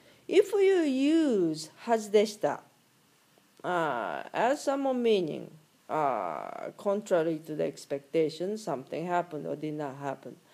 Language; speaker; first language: English; non-native, fluent; Japanese